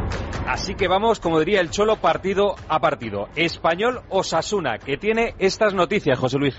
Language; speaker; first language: Spanish; native; Spanish